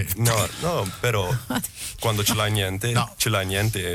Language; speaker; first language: Italian; non-native, learner; Dutch